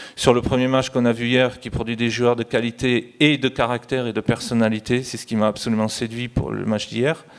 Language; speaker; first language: French; native; French